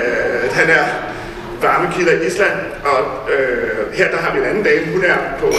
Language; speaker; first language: Danish; native; Danish